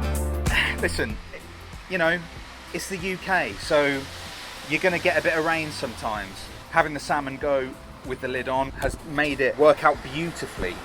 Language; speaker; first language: English; native; English